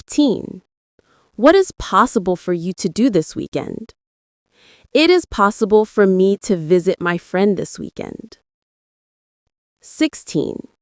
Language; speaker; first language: English; non-native, learner; Vietnamese